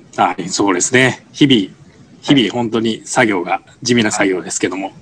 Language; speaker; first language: Japanese; native; Japanese